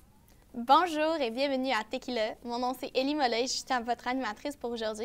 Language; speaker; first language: French; native; French